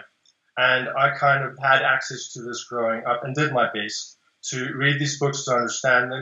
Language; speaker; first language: English; native; English